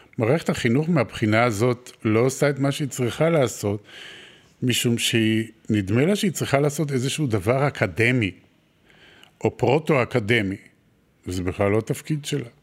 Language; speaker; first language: Hebrew; native; Hebrew